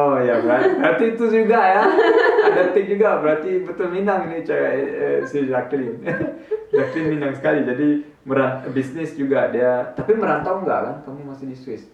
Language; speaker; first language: Indonesian; early bilingual, heritage; Indonesian